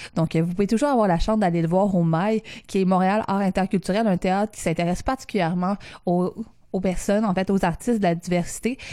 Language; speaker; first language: French; native; French